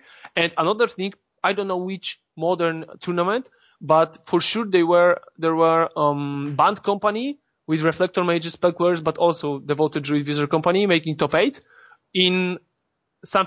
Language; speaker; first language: English; non-native, fluent; Polish